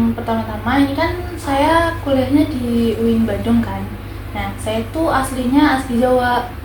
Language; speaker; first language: Indonesian; non-native, local second language; Javanese